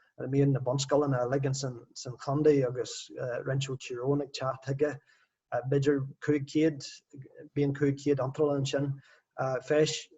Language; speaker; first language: Irish; non-native, local second language; English